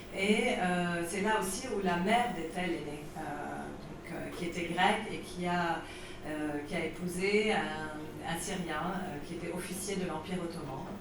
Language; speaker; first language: French; non-native, local second language; Arabic